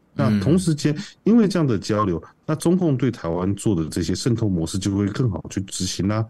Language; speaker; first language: Chinese; native; Chinese